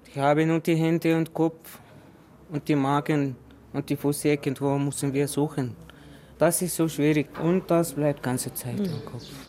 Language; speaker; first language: German; non-native, learner; Arabic